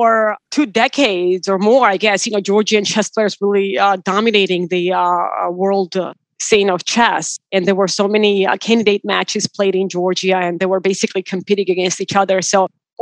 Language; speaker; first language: English; non-native, fluent; Georgian